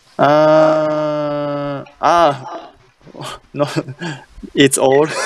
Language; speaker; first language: English; non-native, learner; Japanese